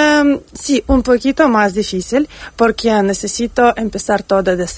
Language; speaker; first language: Spanish; non-native, fluent; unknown